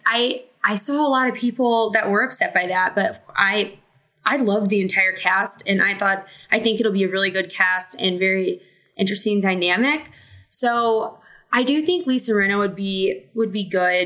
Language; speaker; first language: English; native; English